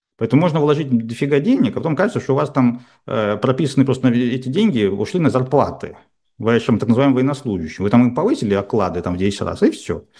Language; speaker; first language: Russian; native; Russian